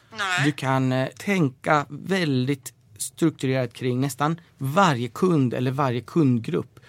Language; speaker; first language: Swedish; early bilingual, other home language; Persian